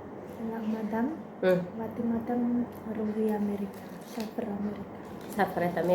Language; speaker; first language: Arabic; non-native, learner; Indonesian